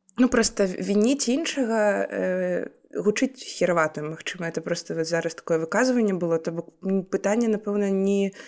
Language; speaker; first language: Belarusian; non-native, local second language; Russian